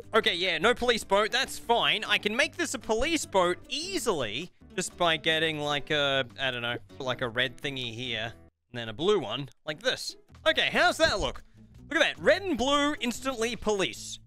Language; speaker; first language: English; native; English